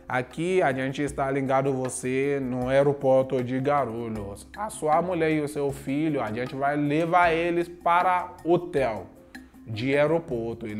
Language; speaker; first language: Portuguese; non-native, learner; Yoruba